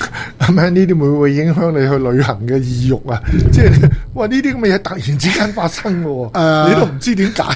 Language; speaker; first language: Chinese; native; Chinese